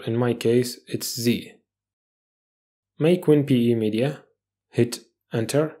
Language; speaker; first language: English; non-native, fluent; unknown